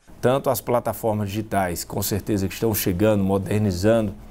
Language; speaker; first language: Portuguese; native; Portuguese